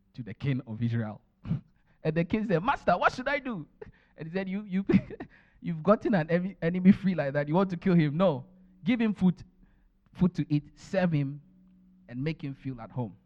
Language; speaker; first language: English; non-native, local second language; Akan